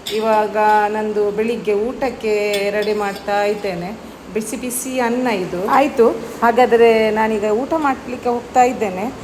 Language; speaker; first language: Kannada; non-native, local second language; Tulu